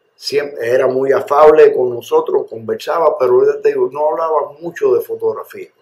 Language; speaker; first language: Spanish; native; Spanish